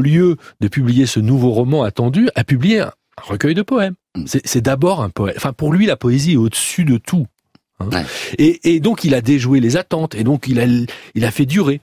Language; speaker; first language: French; native; French